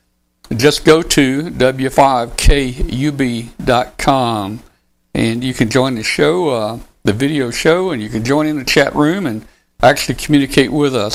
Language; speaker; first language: English; native; English